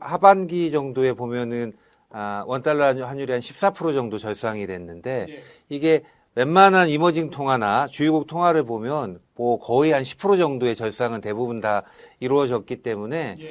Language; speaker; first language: Korean; native; Korean